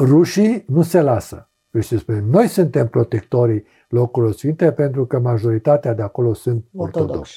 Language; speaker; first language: Romanian; native; Romanian